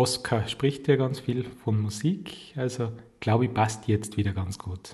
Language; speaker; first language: German; native; German